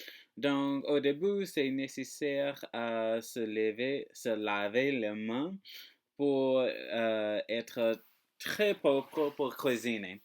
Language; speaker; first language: French; non-native, learner; English